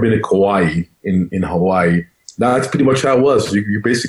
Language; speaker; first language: English; non-native, local second language; Krio